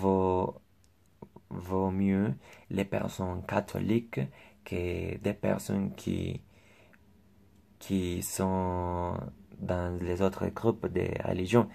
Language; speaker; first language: French; non-native, learner; Spanish